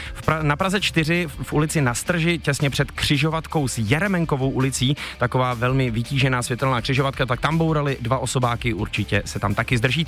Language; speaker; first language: Czech; native; Czech